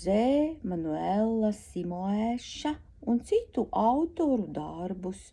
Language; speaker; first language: Latvian; non-native, local second language; Russian